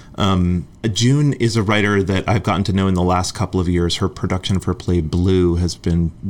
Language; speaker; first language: English; native; English